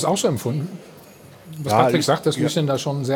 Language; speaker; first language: German; native; German